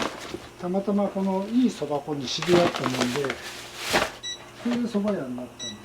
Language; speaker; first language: Japanese; native; Japanese